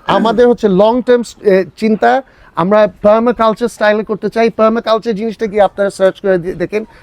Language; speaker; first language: Bangla; early bilingual, heritage; Bangla